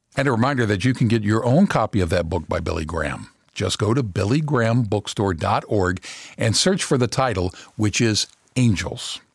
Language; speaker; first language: English; native; English